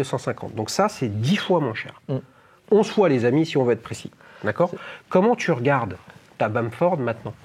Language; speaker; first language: French; native; French